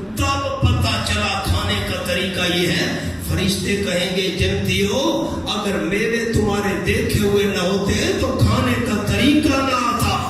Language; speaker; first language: Urdu; non-native, local second language; Pashto